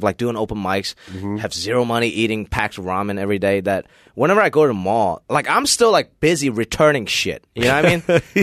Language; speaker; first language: English; early bilingual, other home language; Cantonese